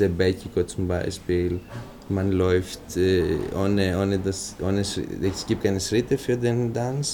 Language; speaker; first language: German; non-native, fluent; Greek